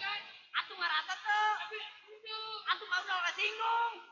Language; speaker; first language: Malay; non-native, local second language; Sundanese